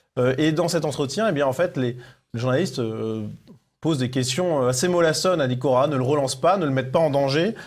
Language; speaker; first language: French; native; French